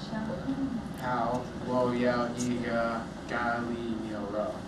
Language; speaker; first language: Chinese; non-native, learner; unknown